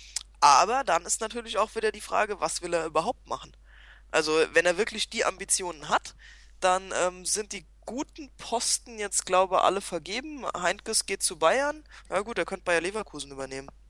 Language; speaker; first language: German; native; German